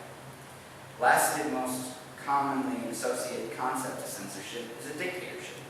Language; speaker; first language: English; native; English